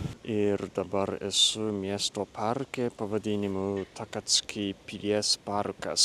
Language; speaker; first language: Lithuanian; non-native, fluent; Japanese